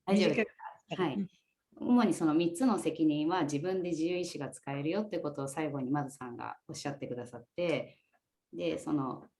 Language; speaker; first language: Japanese; native; Japanese